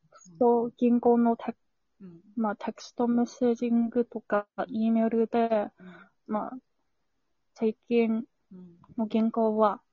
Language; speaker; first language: Japanese; non-native, learner; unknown